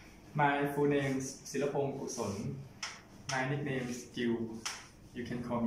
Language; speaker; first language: English; non-native, learner; Thai